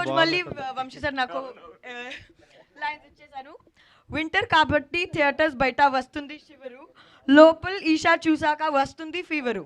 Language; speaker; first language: Telugu; non-native, learner; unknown